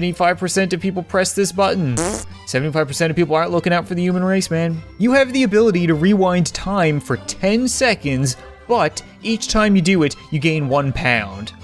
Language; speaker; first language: English; native; English